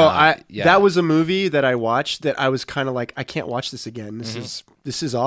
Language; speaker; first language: English; native; English